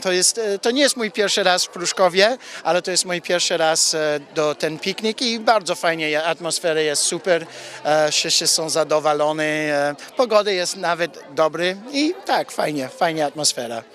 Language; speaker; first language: Polish; non-native, learner; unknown